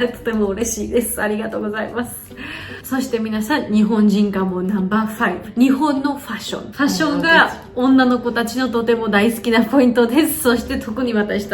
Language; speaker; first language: Japanese; non-native, fluent; Georgian